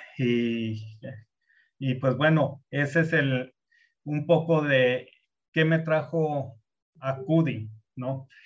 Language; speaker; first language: Spanish; early bilingual, heritage; Spanish